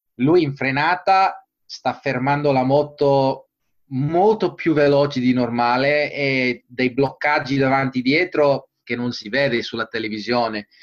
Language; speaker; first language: Italian; non-native, fluent; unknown